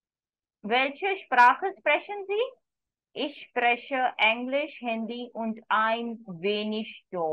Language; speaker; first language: German; non-native, fluent; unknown